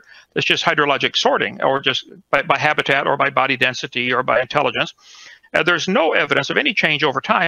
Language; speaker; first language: English; native; English